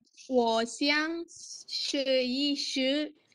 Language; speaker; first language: Chinese; non-native, learner; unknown